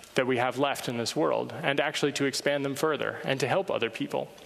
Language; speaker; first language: English; native; English